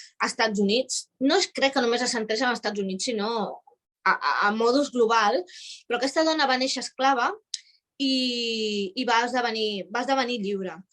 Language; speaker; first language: Catalan; native; Catalan